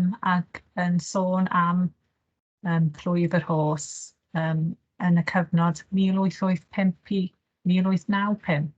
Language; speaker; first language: Welsh; native; Welsh